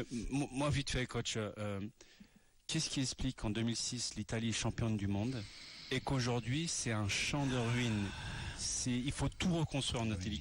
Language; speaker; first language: French; native; French